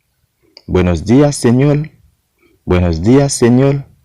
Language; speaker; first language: Spanish; non-native, learner; Haitian Creole